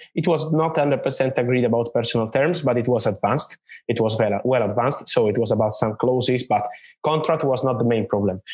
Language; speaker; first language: English; non-native, fluent; Italian